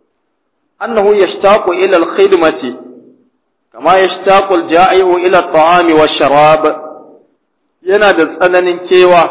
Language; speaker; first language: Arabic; non-native, fluent; Hausa